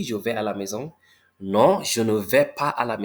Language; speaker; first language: French; non-native, fluent; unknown